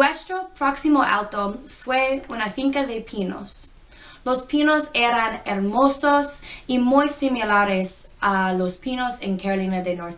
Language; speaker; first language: Spanish; non-native, learner; English